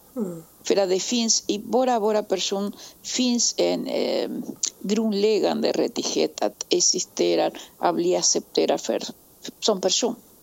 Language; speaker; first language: Swedish; non-native, fluent; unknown